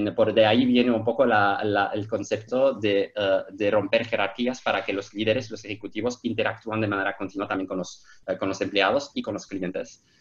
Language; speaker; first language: Spanish; non-native, fluent; Turkish